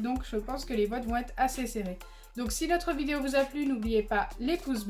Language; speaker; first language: French; native; French